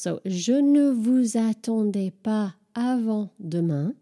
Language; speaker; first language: French; non-native, fluent; English